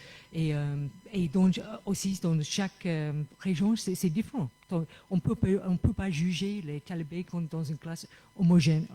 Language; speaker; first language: French; non-native, fluent; English